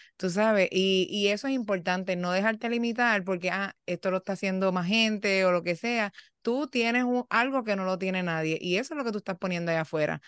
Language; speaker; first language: Spanish; native; Spanish